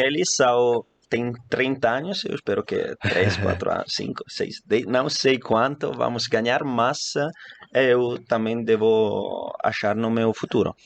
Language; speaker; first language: Portuguese; non-native, fluent; Italian